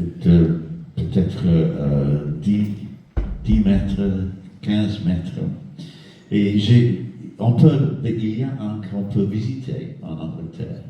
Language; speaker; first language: French; non-native, fluent; English